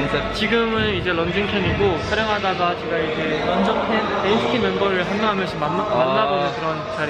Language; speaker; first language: Korean; non-native, fluent; Chinese